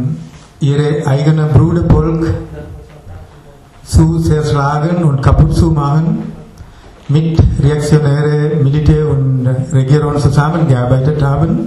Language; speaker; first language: German; non-native, fluent; Tamil